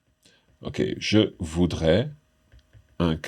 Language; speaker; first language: French; non-native, fluent; English